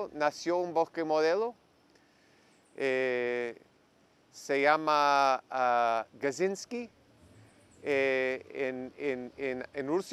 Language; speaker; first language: Spanish; non-native, fluent; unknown